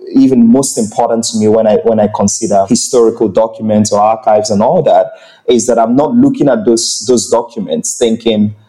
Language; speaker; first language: English; non-native, local second language; Igbo